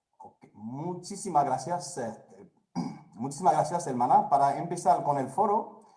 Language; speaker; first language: Spanish; non-native, fluent; Haitian Creole